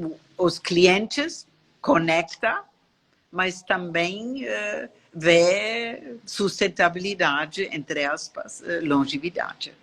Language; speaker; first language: Portuguese; non-native, learner; German